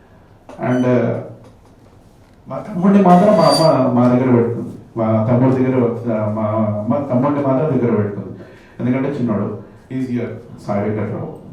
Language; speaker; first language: Telugu; native; Telugu